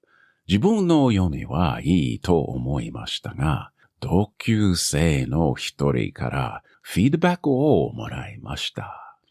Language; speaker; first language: Japanese; non-native, learner; English